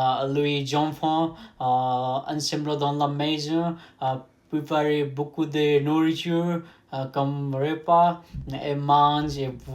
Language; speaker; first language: French; non-native, learner; Nepali